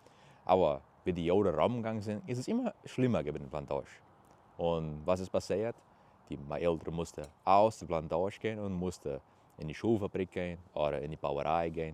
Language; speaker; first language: German; early bilingual, heritage; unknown